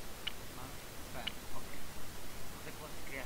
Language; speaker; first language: French; non-native, learner; Spanish